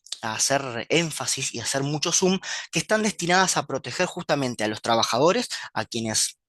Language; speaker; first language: Spanish; native; Spanish